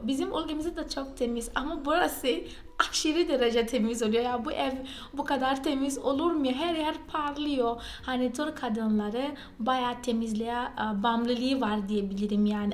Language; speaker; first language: Turkish; non-native, fluent; Portuguese